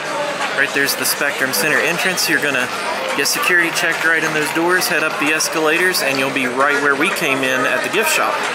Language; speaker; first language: English; native; English